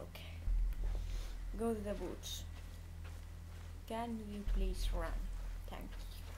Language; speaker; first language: English; non-native, fluent; Finnish